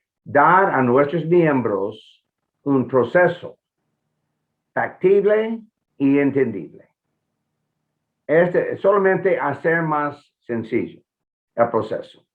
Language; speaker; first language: Spanish; non-native, fluent; English